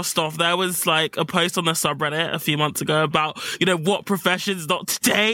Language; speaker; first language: English; native; English